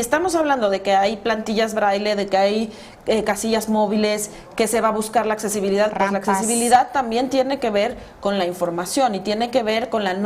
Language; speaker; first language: Spanish; native; Spanish